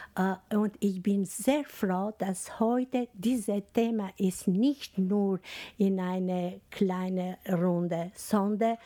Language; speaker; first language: German; non-native, learner; Albanian